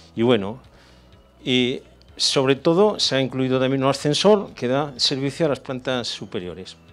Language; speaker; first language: Spanish; native; Spanish